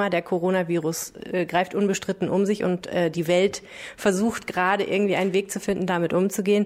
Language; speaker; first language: German; native; German